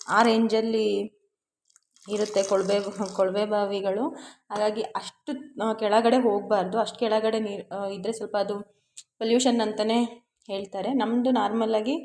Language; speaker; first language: Kannada; native; Kannada